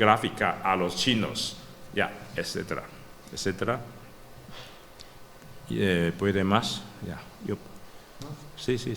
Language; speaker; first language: Spanish; non-native, learner; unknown